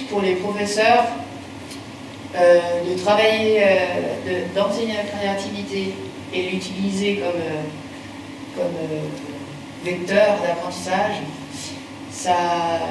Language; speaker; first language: French; native; French